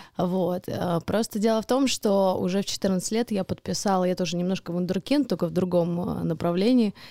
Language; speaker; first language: Russian; early bilingual, heritage; Russian